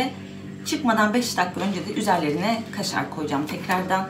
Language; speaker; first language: Turkish; native; Turkish